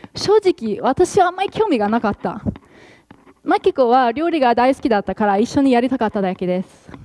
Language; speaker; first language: Japanese; non-native, fluent; English